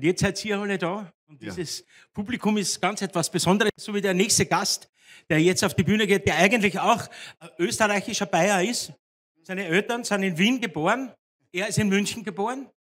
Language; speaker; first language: German; native; German